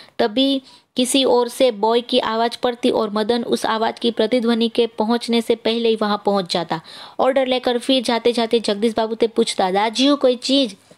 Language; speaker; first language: Hindi; non-native, local second language; Gujarati